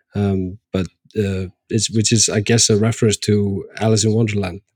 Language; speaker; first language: English; non-native, fluent; Icelandic